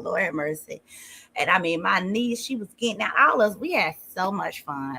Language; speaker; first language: English; native; English